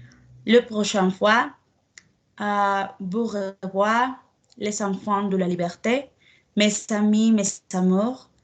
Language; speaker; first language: French; non-native, learner; Spanish